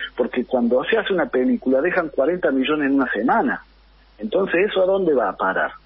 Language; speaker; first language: Spanish; native; Spanish